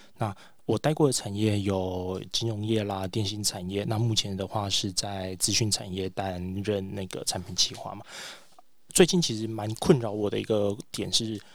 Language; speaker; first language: Chinese; native; Chinese